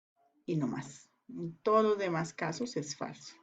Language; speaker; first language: Spanish; native; Spanish